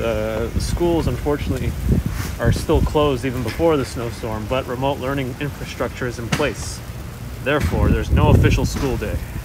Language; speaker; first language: English; early bilingual, other home language; Russian